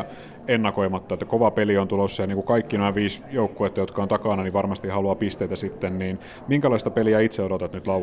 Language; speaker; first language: Finnish; native; Finnish